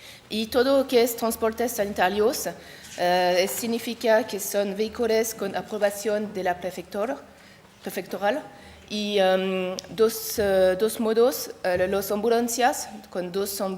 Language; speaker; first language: Spanish; non-native, learner; French